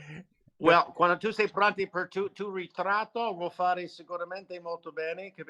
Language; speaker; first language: Italian; non-native, learner; English